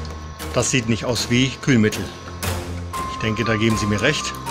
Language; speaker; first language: German; native; German